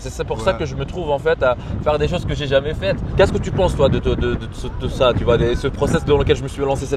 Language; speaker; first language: French; native; French